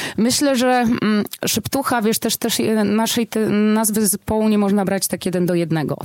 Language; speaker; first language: Polish; native; Polish